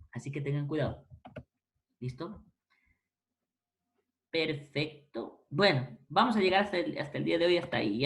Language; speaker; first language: Spanish; native; Spanish